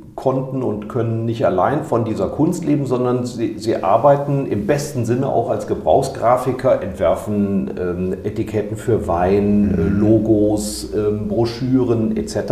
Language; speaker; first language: German; native; German